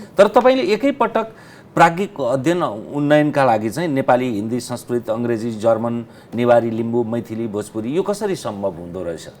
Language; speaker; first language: Nepali; native; Nepali